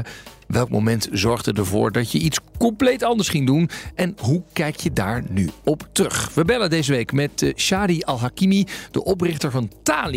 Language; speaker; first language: Dutch; native; Dutch